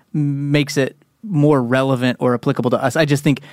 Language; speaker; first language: English; native; English